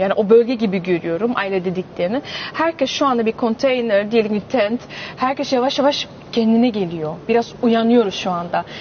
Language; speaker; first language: Turkish; early bilingual, heritage; Turkish